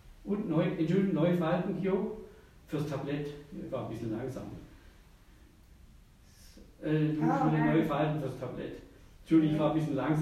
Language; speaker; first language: German; native; German